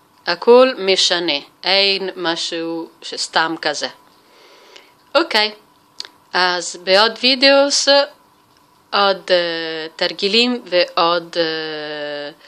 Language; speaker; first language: Hebrew; non-native, fluent; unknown